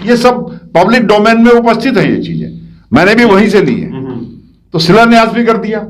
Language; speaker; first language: Hindi; native; Hindi